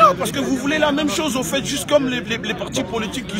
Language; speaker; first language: French; native; French